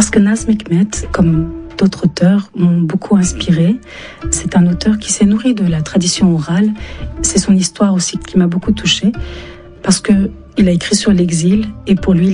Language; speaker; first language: French; non-native, local second language; Turkish